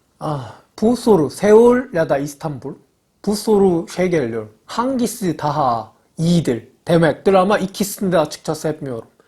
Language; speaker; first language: Turkish; non-native, learner; Korean